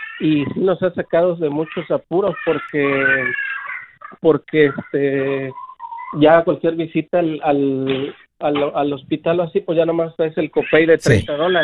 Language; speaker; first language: Spanish; native; Spanish